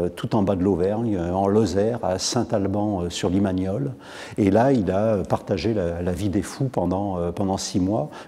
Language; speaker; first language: French; native; French